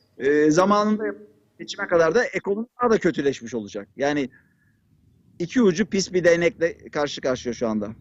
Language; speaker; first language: Turkish; native; Turkish